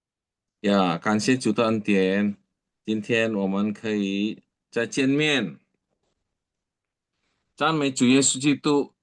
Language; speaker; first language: Chinese; non-native, learner; Indonesian